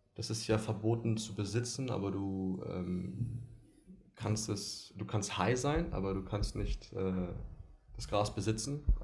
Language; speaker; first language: German; early bilingual, other home language; Greek